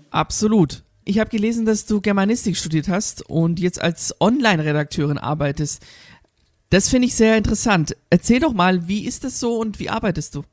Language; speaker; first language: German; native; German